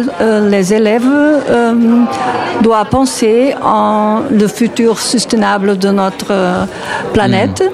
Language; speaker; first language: French; non-native, learner; Portuguese